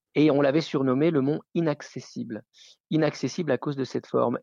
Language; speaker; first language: French; native; French